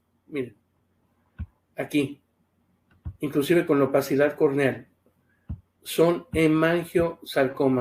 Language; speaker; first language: Spanish; native; Spanish